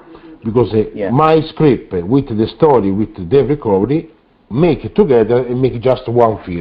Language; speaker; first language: English; non-native, learner; Italian